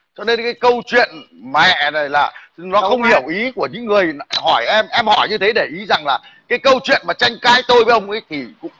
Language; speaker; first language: Vietnamese; native; Vietnamese